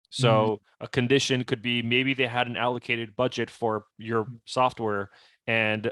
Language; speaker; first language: English; native; English